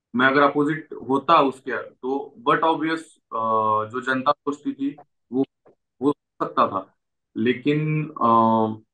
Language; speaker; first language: Hindi; non-native, local second language; Marathi